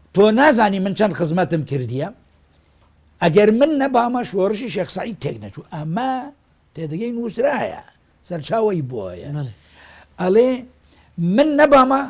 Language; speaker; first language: Central Kurdish; non-native, local second language; Kurdish